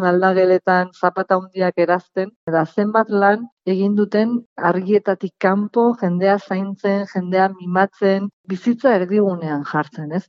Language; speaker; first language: Basque; native; Basque